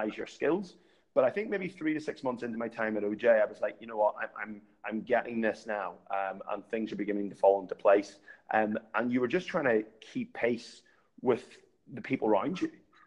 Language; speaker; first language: English; native; English